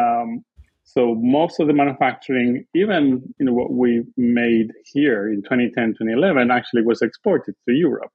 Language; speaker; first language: English; non-native, fluent; Spanish